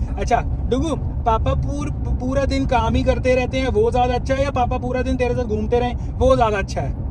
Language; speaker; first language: Hindi; non-native, local second language; Punjabi